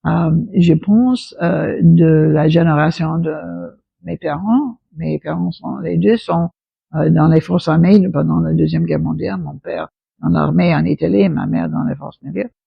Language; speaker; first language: French; non-native, fluent; English